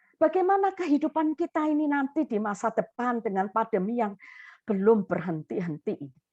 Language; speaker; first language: Indonesian; native; Indonesian